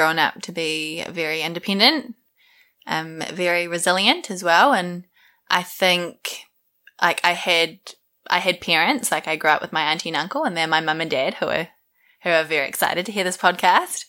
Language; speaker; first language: English; native; English